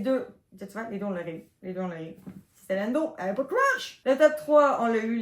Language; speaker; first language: French; native; French